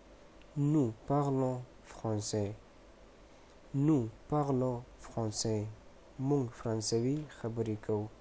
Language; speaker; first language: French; non-native, fluent; Pashto